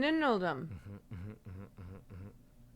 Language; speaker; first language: Turkish; non-native, learner; English